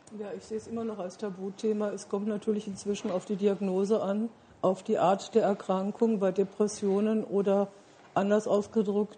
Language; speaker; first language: German; native; German